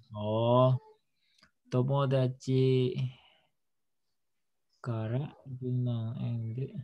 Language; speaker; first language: Japanese; non-native, learner; Indonesian